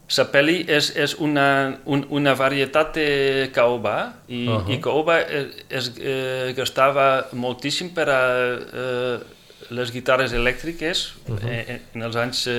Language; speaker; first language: Catalan; non-native, fluent; Dutch